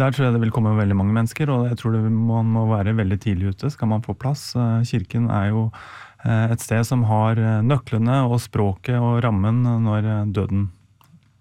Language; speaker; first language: Norwegian; native; Norwegian